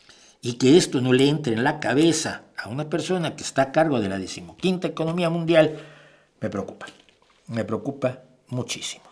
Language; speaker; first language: Spanish; native; Spanish